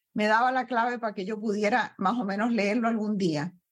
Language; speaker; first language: Spanish; native; Spanish